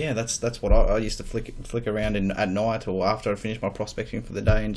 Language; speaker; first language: English; native; English